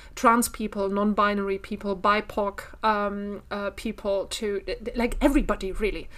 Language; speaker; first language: English; non-native, fluent; German